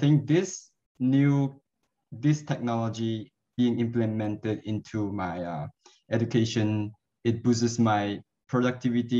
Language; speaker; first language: English; non-native, local second language; Cantonese